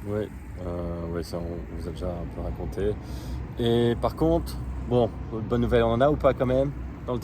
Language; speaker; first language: French; native; French